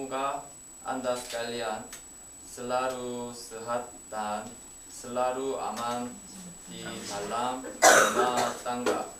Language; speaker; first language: Indonesian; non-native, learner; Korean